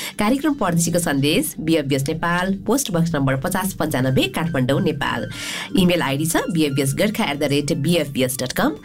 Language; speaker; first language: Nepali; native; Nepali